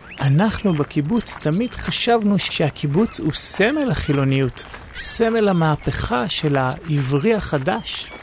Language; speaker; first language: Hebrew; native; Hebrew